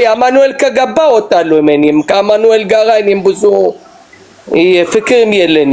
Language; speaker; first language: Amharic; non-native, fluent; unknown